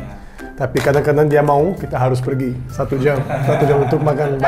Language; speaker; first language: Indonesian; non-native, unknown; Portuguese